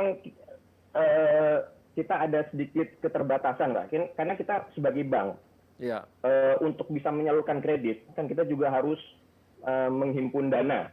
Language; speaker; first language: Indonesian; native; Indonesian